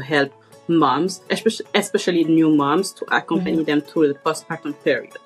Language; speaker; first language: English; non-native, fluent; French